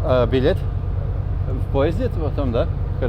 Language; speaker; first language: Russian; non-native, learner; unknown